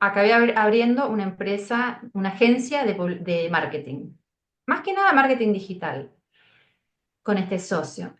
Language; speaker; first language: Spanish; native; Spanish